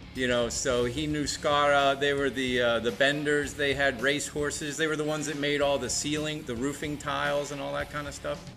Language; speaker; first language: English; native; English